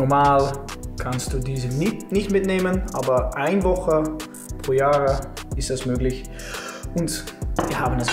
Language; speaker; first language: German; non-native, learner; Dutch